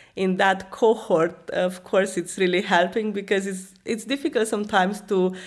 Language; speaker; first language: English; non-native, fluent; Romanian